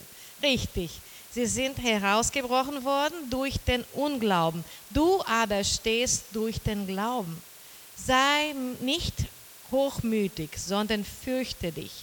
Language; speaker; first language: German; non-native, learner; Portuguese